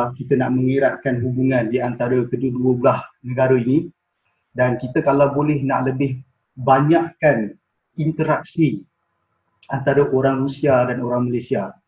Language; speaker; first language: Malay; native; Malay